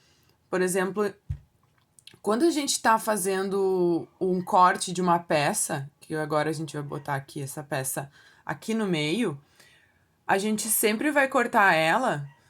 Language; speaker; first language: Portuguese; native; Portuguese